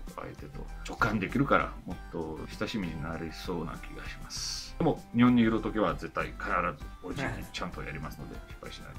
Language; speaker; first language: Japanese; non-native, fluent; Italian